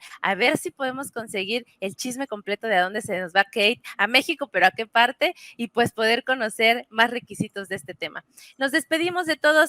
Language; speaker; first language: Spanish; native; Spanish